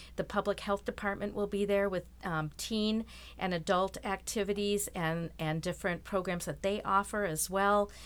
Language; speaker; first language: English; native; English